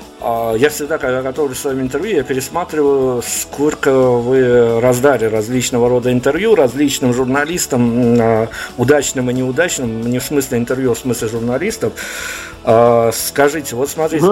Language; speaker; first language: Russian; native; Russian